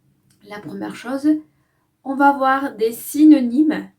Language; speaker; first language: French; non-native, fluent; Spanish